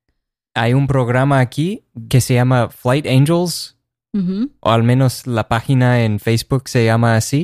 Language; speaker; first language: Spanish; non-native, fluent; English